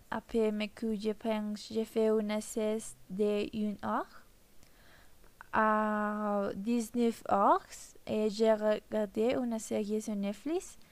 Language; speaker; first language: French; non-native, learner; Spanish